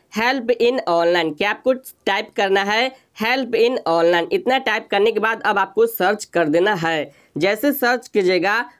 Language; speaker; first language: Hindi; native; Hindi